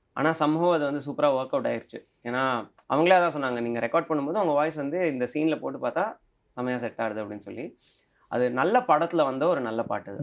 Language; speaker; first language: Tamil; native; Tamil